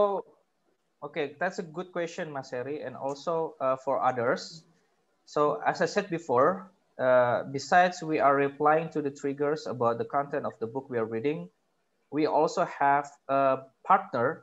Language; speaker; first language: English; non-native, fluent; Indonesian